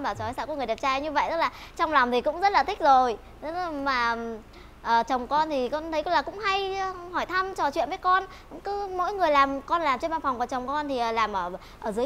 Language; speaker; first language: Vietnamese; native; Vietnamese